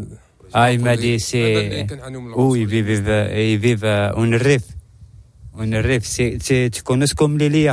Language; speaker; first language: Spanish; non-native, learner; Arabic